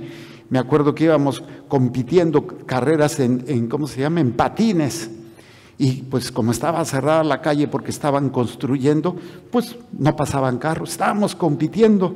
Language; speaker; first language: Spanish; native; Spanish